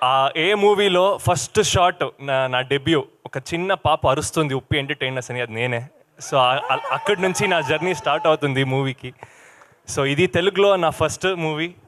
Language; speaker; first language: Telugu; non-native, local second language; Kannada